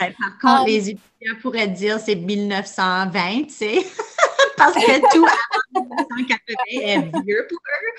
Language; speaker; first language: French; non-native, fluent; English